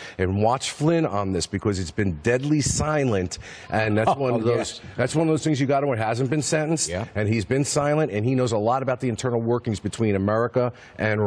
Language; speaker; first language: English; native; English